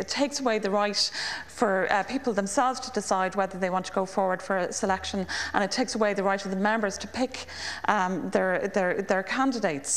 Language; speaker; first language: English; native; English